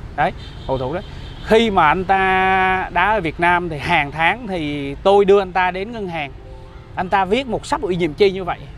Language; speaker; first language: Vietnamese; native; Vietnamese